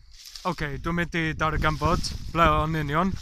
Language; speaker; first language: Welsh; non-native, learner; English